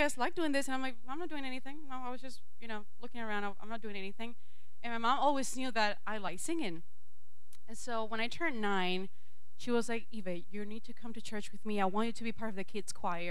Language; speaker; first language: English; non-native, fluent; Spanish